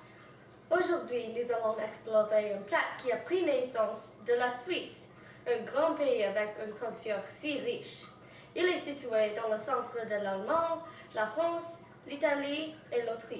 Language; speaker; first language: French; non-native, learner; English